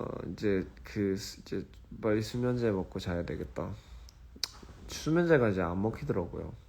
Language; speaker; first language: Korean; early bilingual, heritage; English